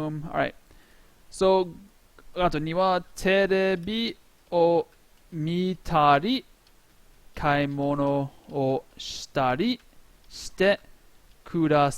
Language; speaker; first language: Japanese; non-native, fluent; English